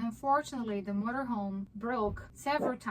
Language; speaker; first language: English; non-native, fluent; Portuguese